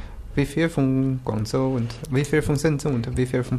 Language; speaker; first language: German; non-native, learner; Chinese